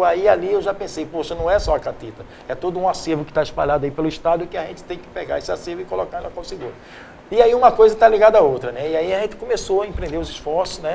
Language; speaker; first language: Portuguese; native; Portuguese